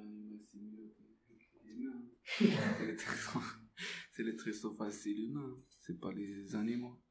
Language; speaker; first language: French; non-native, learner; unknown